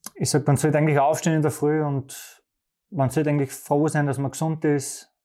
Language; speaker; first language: German; native; German